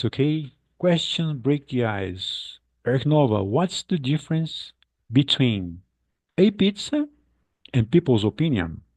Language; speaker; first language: English; non-native, fluent; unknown